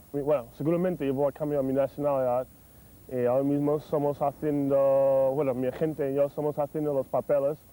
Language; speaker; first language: Spanish; non-native, fluent; English